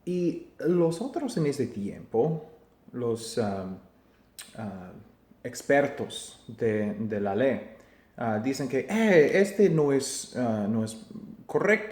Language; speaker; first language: Spanish; non-native, fluent; English